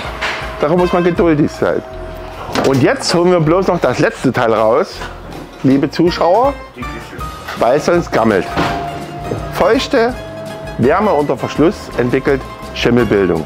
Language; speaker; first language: German; native; German